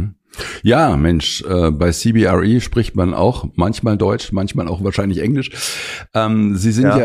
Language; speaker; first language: German; native; German